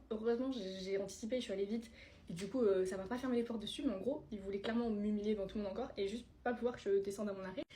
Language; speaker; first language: French; early bilingual, other home language; Spanish